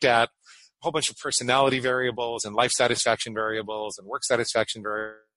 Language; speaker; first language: English; native; English